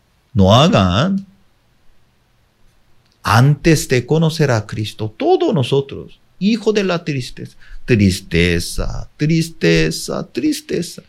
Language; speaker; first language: Spanish; non-native, fluent; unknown